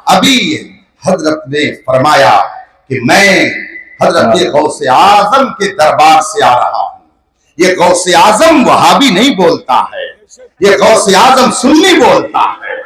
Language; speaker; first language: Urdu; native; Urdu